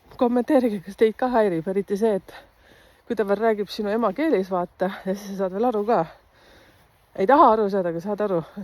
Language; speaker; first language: Estonian; native; Estonian